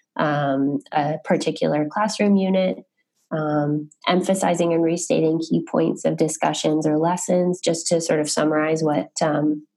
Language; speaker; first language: English; native; English